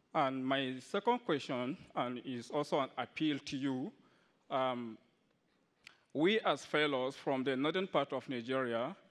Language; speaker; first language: English; non-native, local second language; Hausa